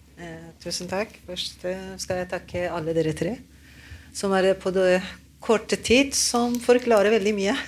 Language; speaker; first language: Norwegian; non-native, learner; Persian